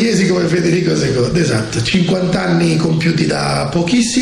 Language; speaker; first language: Italian; native; Italian